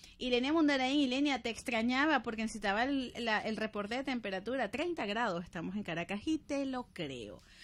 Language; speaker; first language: Spanish; native; Spanish